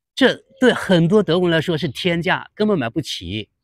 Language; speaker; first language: Chinese; native; Chinese